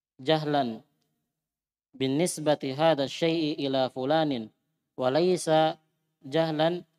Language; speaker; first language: Arabic; non-native, fluent; Indonesian